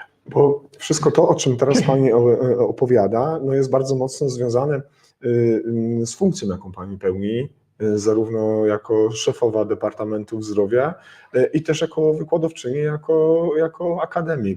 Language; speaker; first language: Polish; native; Polish